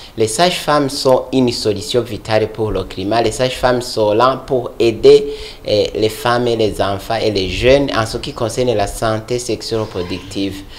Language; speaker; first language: French; non-native, local second language; Rundi